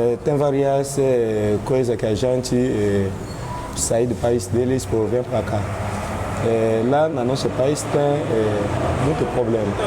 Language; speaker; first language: Portuguese; non-native, learner; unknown